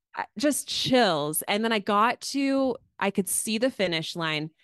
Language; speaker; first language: English; native; English